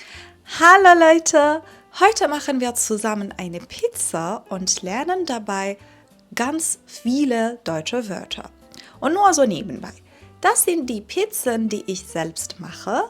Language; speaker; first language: German; non-native, fluent; Persian